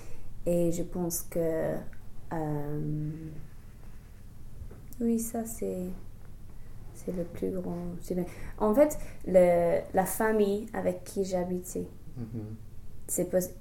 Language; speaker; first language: French; non-native, fluent; English